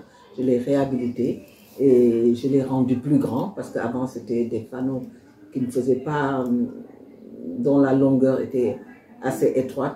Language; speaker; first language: French; non-native, local second language; Wolof